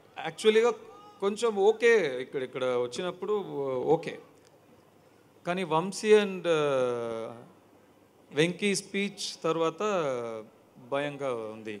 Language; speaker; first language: Telugu; non-native, learner; Tamil